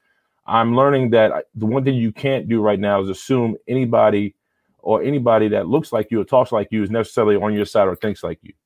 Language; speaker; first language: English; native; English